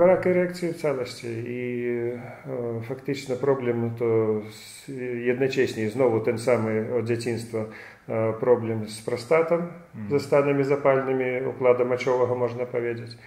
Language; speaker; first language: Polish; non-native, fluent; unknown